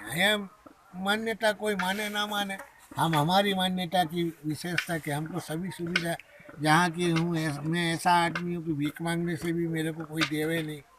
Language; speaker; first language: Hindi; non-native, local second language; Bangla